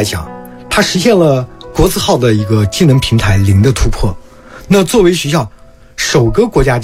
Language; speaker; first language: Chinese; native; Chinese